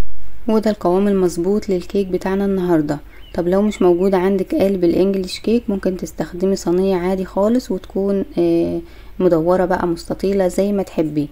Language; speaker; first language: Arabic; native; Arabic